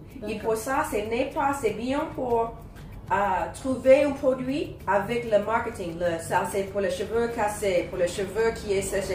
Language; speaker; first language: French; non-native, learner; English